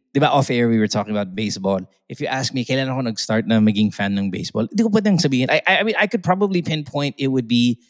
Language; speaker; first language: English; non-native, local second language; Filipino